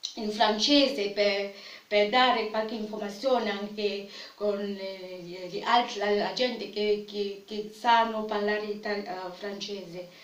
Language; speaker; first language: Italian; non-native, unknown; French